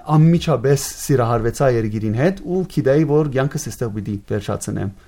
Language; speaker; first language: Armenian; early bilingual, heritage; Armenian